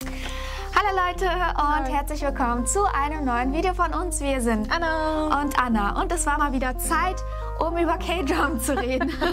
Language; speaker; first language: German; native; German